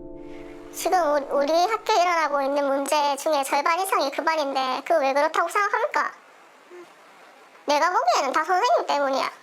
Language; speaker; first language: Korean; native; Korean